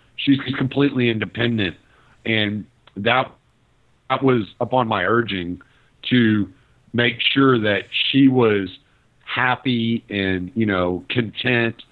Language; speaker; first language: English; native; English